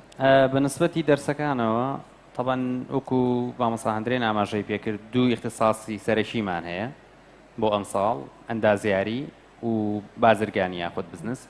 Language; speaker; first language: Central Kurdish; native; Central Kurdish